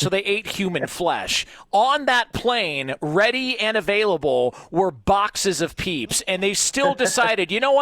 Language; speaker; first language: English; native; English